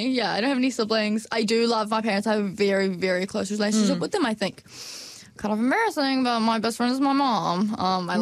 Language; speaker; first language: English; non-native, local second language; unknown